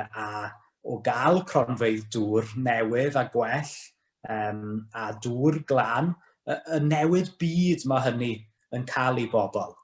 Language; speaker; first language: Welsh; native; Welsh